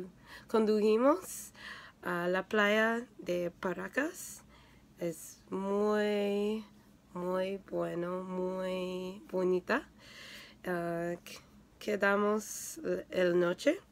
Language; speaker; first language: Spanish; non-native, learner; English